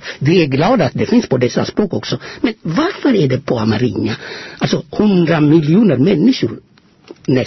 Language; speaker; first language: Swedish; non-native, fluent; Amharic